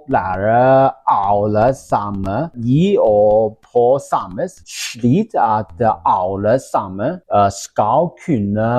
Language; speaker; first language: Norwegian; non-native, learner; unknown